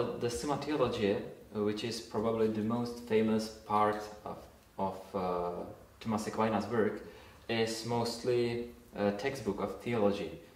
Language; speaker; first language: English; non-native, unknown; Czech